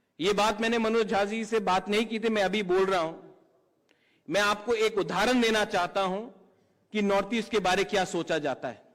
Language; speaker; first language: Hindi; non-native, local second language; Kok Borok